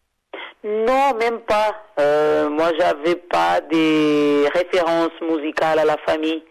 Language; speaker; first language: French; non-native, fluent; Portuguese